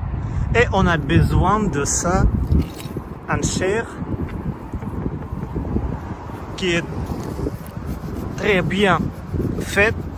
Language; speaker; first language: French; non-native, fluent; Russian